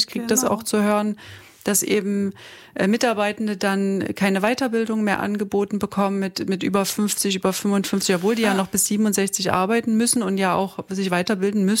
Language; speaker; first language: German; native; German